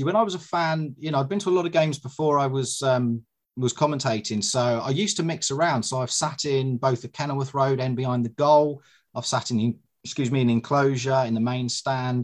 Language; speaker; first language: English; native; English